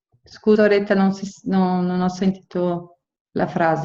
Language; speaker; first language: Italian; non-native, fluent; Portuguese